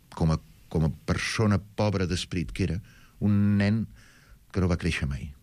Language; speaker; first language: Catalan; native; Catalan